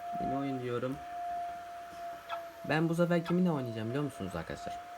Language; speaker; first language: Turkish; native; Turkish